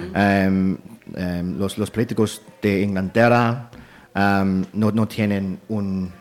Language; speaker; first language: Spanish; non-native, learner; English